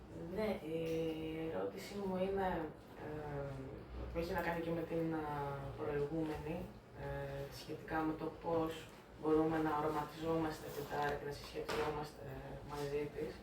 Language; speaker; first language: Greek; native; Greek